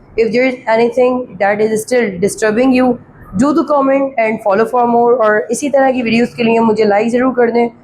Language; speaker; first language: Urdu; native; Urdu